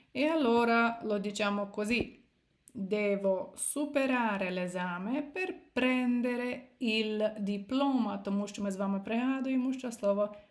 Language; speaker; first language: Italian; non-native, fluent; Ukrainian